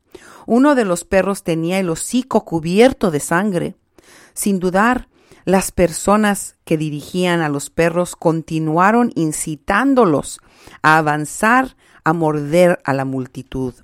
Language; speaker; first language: Spanish; native; Spanish